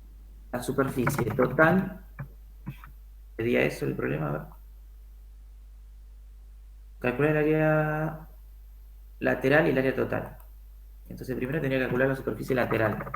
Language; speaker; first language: Spanish; native; Spanish